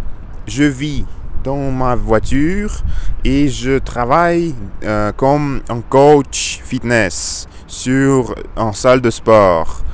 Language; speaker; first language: French; non-native, learner; Russian